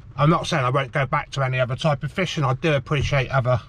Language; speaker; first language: English; native; English